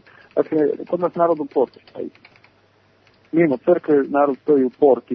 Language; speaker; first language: Serbian; native; Serbian